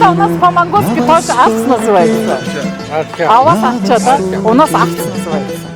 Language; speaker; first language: Russian; non-native, learner; Mongolian